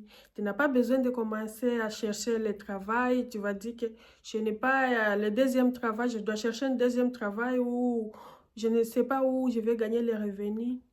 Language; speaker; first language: French; non-native, fluent; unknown